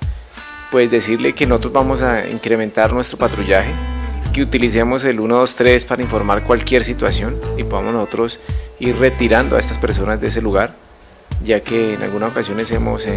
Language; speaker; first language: Spanish; native; Spanish